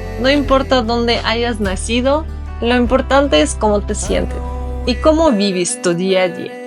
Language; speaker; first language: Spanish; non-native, fluent; Russian